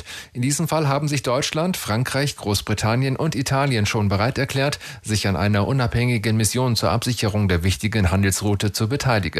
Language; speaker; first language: German; native; German